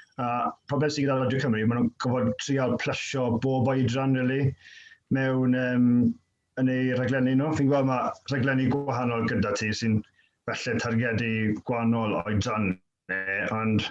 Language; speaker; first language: Welsh; native; Welsh